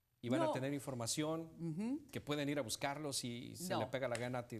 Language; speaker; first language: Spanish; native; Spanish